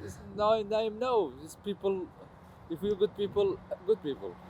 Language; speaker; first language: English; non-native, learner; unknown